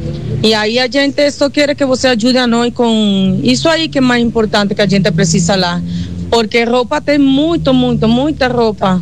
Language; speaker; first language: Portuguese; non-native, learner; Spanish